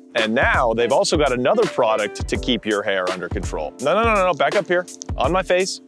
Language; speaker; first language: English; native; English